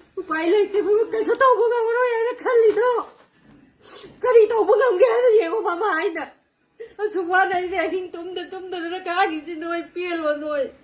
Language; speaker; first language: Manipuri; native; Manipuri